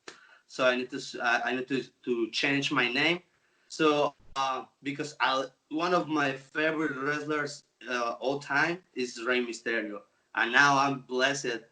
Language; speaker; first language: English; non-native, local second language; Spanish